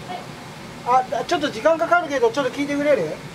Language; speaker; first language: Japanese; native; Japanese